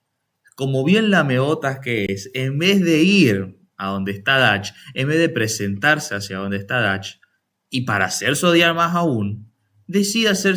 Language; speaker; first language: Spanish; native; Spanish